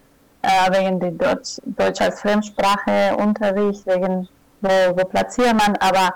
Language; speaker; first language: German; non-native, fluent; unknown